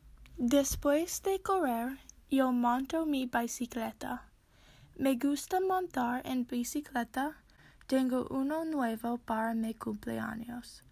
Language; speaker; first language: Spanish; non-native, learner; English